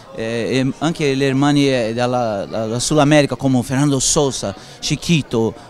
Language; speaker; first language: Italian; non-native, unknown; Spanish